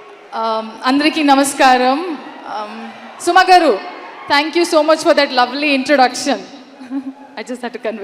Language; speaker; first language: Telugu; non-native, learner; Kannada